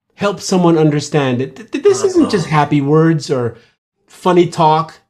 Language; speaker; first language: English; non-native, local second language; Yoruba